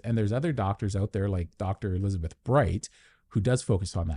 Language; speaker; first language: English; native; English